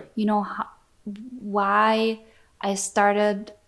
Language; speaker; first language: English; non-native, fluent; German